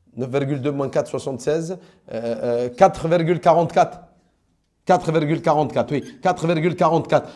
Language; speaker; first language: French; non-native, local second language; Arabic